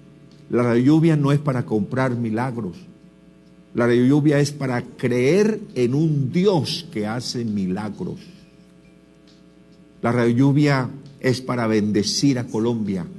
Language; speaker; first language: Spanish; native; Spanish